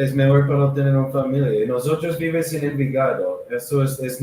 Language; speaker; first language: Spanish; non-native, learner; English